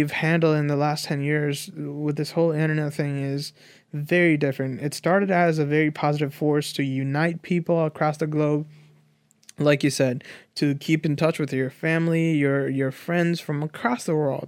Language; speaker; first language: English; non-native, local second language; Nepali